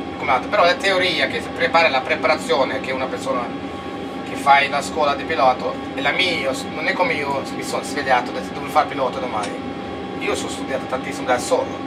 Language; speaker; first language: Italian; non-native, learner; Swedish